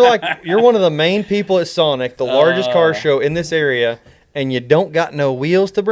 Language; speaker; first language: English; native; English